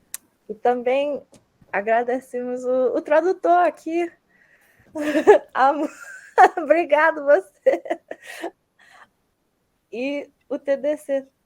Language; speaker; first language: Portuguese; early bilingual, heritage; Portuguese